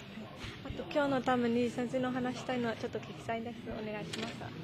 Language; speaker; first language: Japanese; non-native, learner; Burmese